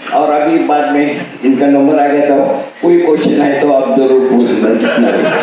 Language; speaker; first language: Hindi; non-native, local second language; Marathi